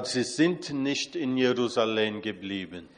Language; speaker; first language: German; non-native, fluent; Portuguese